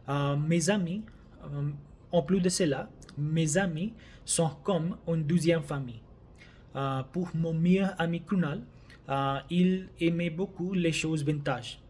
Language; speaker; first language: French; non-native, learner; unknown